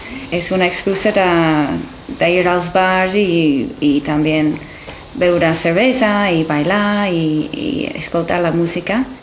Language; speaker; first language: Catalan; non-native, learner; English